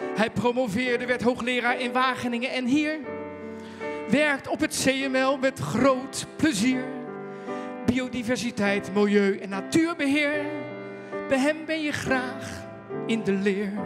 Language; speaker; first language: Dutch; native; Dutch